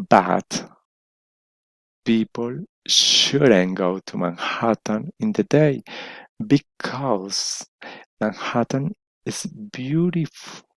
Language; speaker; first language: English; non-native, learner; Spanish